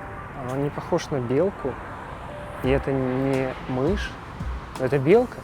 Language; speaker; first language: Russian; native; Russian